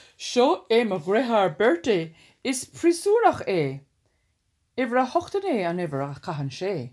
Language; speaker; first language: Irish; non-native, local second language; English